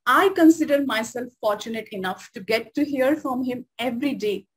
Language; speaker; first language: English; non-native, local second language; Marathi